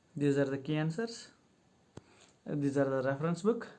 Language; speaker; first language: English; non-native, local second language; Kannada